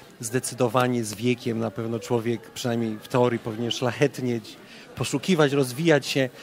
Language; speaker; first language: Polish; native; Polish